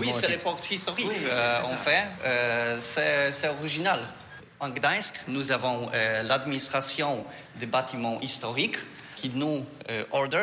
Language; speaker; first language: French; non-native, fluent; Polish